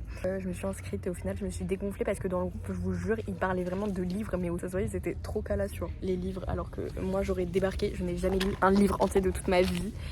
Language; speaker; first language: French; native; French